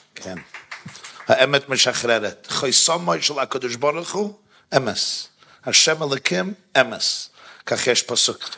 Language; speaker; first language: Hebrew; non-native, fluent; English